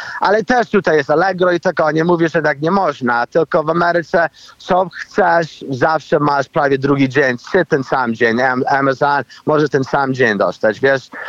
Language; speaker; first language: Polish; early bilingual, heritage; Polish